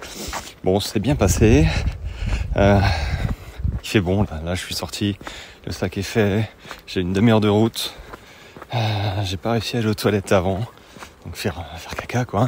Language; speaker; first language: French; native; French